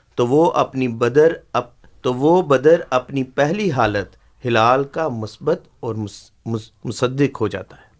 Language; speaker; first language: Urdu; native; Urdu